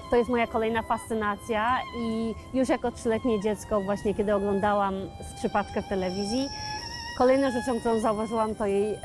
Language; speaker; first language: Polish; native; Polish